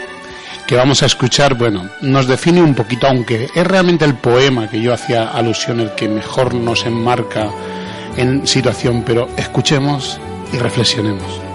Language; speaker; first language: Spanish; native; Spanish